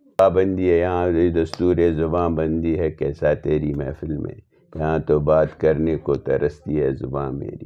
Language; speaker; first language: Urdu; non-native, local second language; Kashmiri